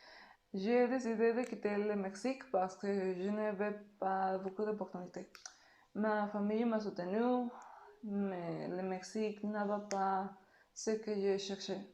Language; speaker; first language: French; non-native, learner; Spanish